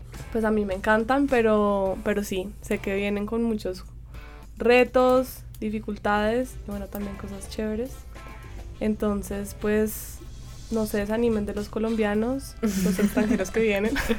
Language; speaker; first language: Spanish; native; Spanish